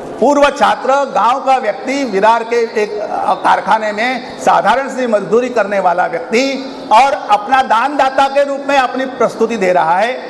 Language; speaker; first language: Hindi; non-native, local second language; Marathi